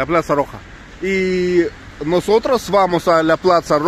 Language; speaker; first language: Spanish; non-native, learner; Russian